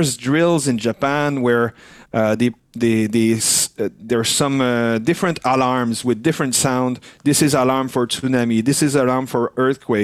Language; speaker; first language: English; non-native, fluent; French